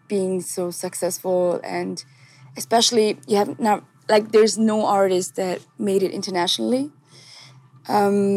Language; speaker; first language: English; non-native, fluent; Tamil